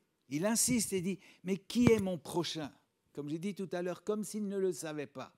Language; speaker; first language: French; native; French